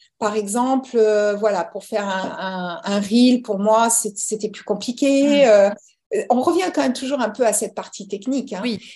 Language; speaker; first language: French; early bilingual, other home language; English